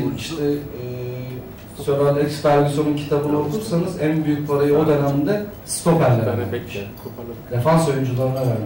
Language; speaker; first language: Turkish; native; Turkish